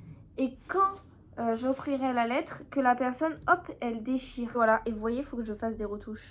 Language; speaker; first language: French; native; French